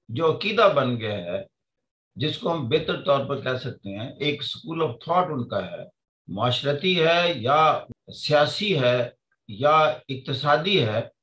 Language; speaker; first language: Urdu; non-native, local second language; Punjabi